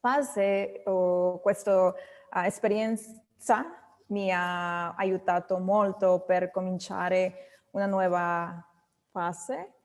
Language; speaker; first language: Italian; non-native, learner; English